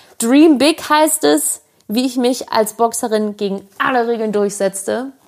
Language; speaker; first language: German; native; German